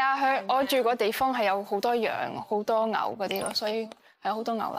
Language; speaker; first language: Cantonese; early bilingual, heritage; Cantonese